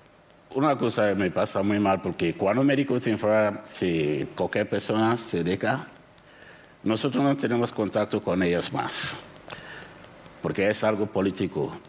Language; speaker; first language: Spanish; non-native, learner; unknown